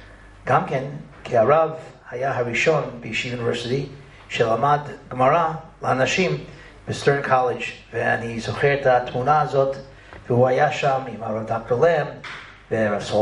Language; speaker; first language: Hebrew; non-native, fluent; English